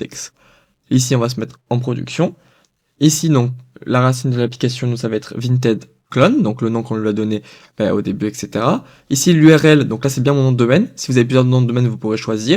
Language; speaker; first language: French; native; French